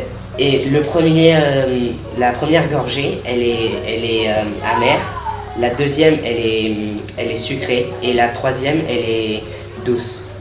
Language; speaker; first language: French; non-native, fluent; Spanish